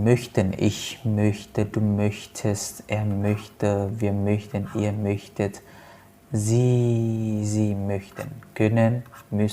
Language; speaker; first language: German; non-native, fluent; Indonesian